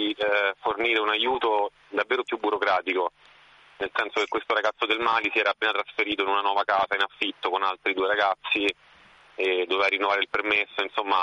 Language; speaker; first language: Italian; native; Italian